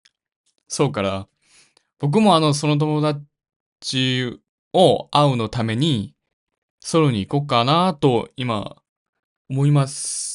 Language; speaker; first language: Japanese; non-native, learner; Korean